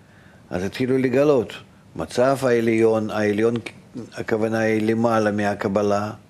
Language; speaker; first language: Hebrew; non-native, fluent; Russian